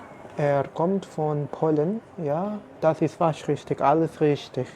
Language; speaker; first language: German; non-native, learner; Indonesian